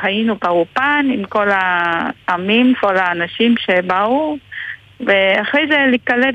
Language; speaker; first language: Hebrew; non-native, fluent; Vietnamese